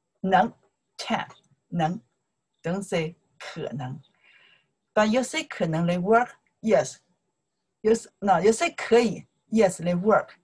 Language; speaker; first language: English; non-native, learner; Chinese